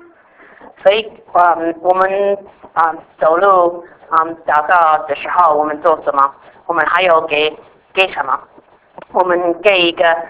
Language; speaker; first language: Chinese; non-native, fluent; English